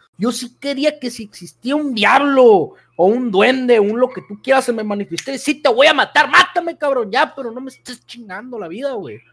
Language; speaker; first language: Spanish; native; Spanish